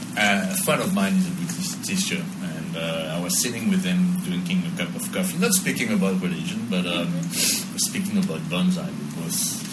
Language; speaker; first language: English; non-native, fluent; French